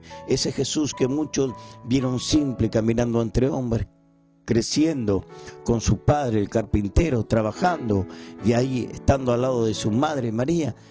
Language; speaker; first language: Spanish; native; Spanish